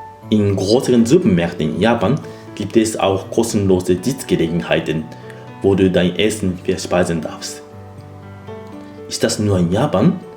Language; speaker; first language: German; non-native, fluent; Japanese